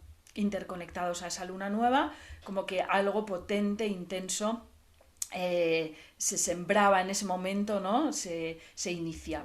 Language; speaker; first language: Spanish; native; Spanish